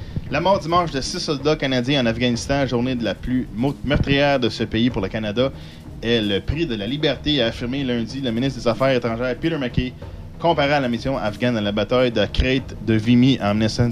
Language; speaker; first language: French; native; French